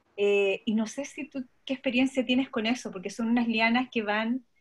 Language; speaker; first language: Spanish; native; Spanish